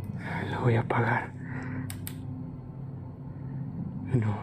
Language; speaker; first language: Spanish; native; Spanish